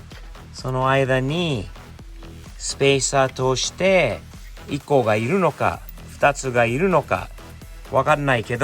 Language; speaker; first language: Japanese; non-native, fluent; English